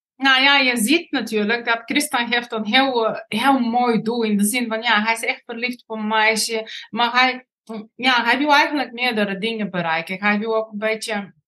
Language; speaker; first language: Dutch; non-native, fluent; Bulgarian